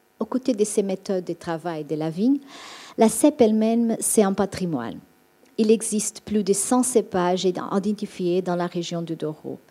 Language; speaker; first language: French; non-native, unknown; Portuguese